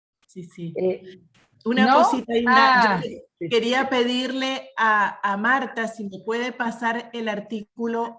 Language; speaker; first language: Spanish; native; Spanish